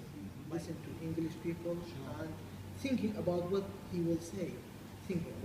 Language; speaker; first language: English; non-native, learner; Kurdish